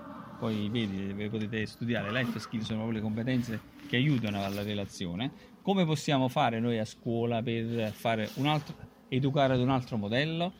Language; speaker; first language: Italian; native; Italian